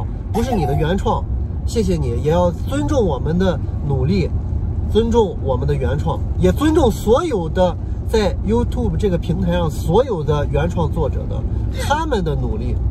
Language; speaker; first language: Chinese; native; Chinese